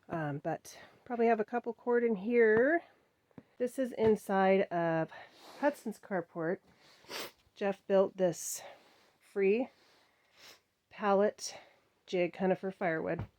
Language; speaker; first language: English; native; English